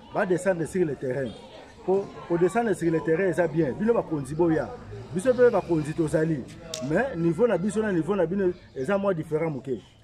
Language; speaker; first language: Lingala; native; Lingala